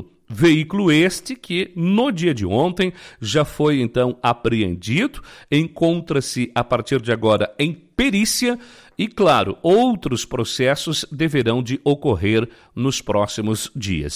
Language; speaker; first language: Portuguese; native; Portuguese